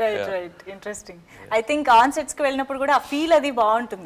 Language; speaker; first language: Telugu; native; Telugu